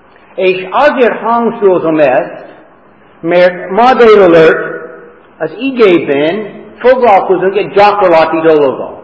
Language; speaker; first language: Hungarian; non-native, fluent; English